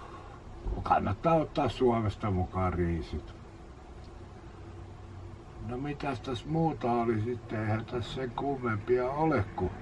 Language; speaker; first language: Finnish; native; Finnish